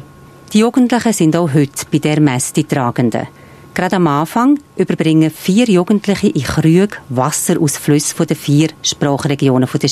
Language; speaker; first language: German; non-native, fluent; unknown